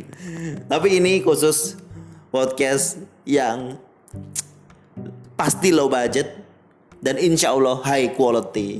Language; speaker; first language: Indonesian; native; Indonesian